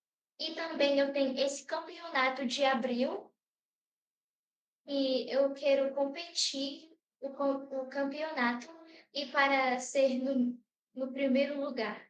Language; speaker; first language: Portuguese; early bilingual, other home language; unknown